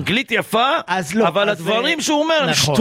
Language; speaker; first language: Hebrew; native; Hebrew